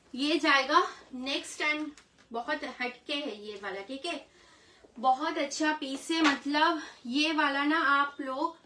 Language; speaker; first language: Hindi; non-native, local second language; Bangla